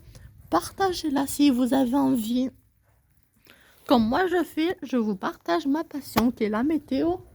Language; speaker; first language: French; native; French